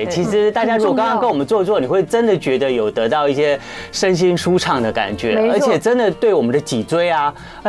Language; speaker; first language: Chinese; native; Chinese